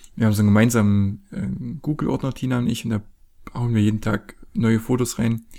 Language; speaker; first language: German; native; German